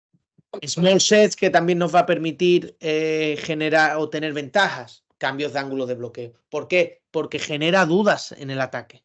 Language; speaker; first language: Spanish; native; Spanish